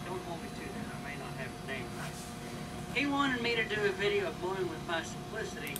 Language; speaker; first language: English; native; English